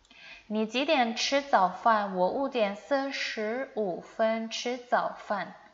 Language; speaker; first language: Chinese; non-native, fluent; Indonesian